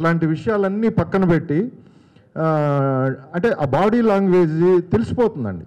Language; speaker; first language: Telugu; native; Telugu